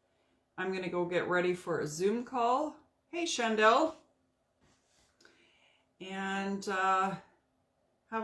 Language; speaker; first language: English; native; English